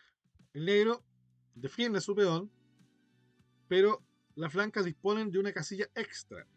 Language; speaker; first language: Spanish; native; Spanish